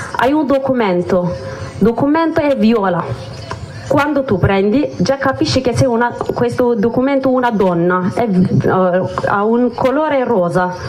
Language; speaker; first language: Italian; non-native, learner; Kurdish